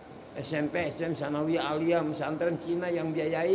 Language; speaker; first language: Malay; non-native, local second language; Sundanese